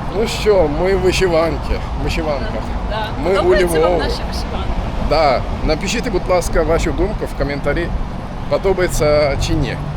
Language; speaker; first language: Russian; non-native, learner; Turkish